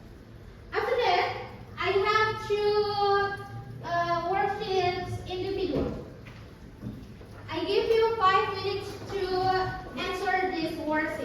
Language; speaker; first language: English; non-native, learner; Indonesian